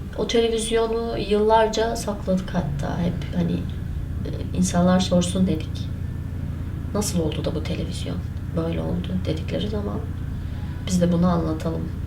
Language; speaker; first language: Turkish; non-native, local second language; Kurdish